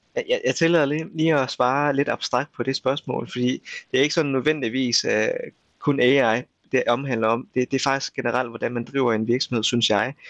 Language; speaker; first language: Danish; early bilingual, other home language; Vietnamese